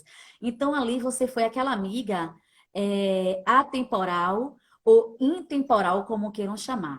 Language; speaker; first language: Portuguese; native; Portuguese